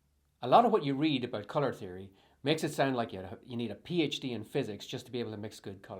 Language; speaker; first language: English; native; English